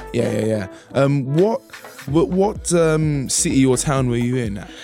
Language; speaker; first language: English; early bilingual, other home language; Akan